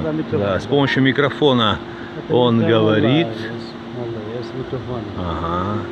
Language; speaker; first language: Russian; native; Russian